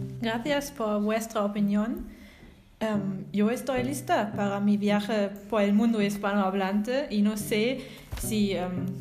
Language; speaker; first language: Spanish; non-native, learner; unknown